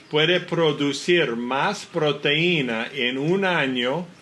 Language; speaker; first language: Spanish; non-native, learner; English